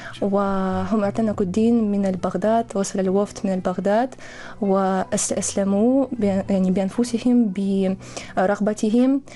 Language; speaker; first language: Arabic; non-native, fluent; Tatar